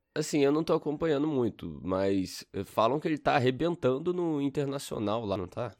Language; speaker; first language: Portuguese; native; Portuguese